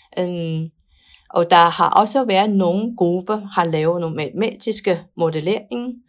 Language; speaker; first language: Danish; non-native, fluent; Chinese